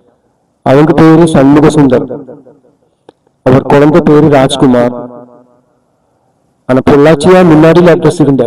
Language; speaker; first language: Tamil; non-native, learner; Malayalam